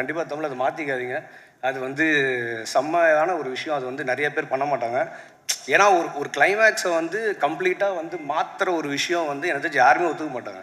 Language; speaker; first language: Tamil; native; Tamil